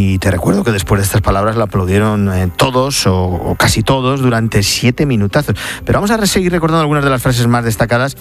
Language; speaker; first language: Spanish; native; Spanish